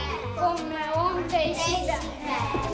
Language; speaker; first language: Estonian; non-native, learner; Russian